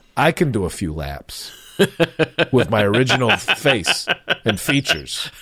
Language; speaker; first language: English; native; English